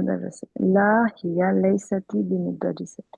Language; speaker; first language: Arabic; non-native, learner; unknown